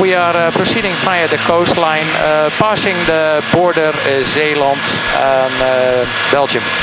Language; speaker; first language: English; non-native, fluent; Dutch